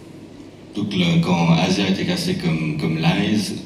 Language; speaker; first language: French; native; French